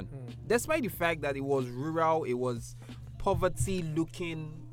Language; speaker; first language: English; non-native, local second language; Yoruba